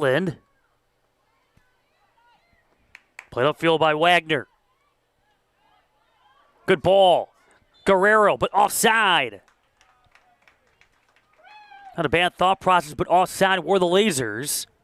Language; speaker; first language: English; native; English